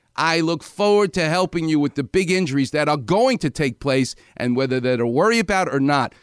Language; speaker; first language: English; native; English